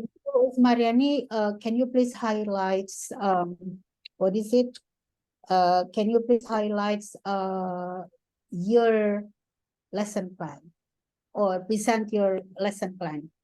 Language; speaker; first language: English; non-native, fluent; Indonesian